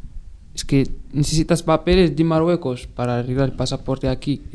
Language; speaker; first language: Spanish; non-native, learner; Arabic